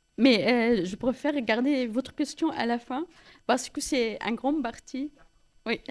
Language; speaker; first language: French; non-native, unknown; Arabic